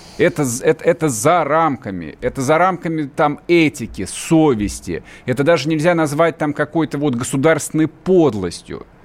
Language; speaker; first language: Russian; native; Russian